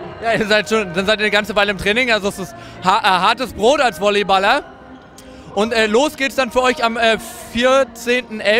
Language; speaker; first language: German; native; German